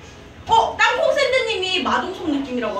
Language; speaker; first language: Korean; native; Korean